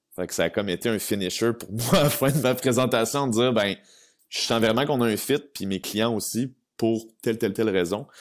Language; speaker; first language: French; native; French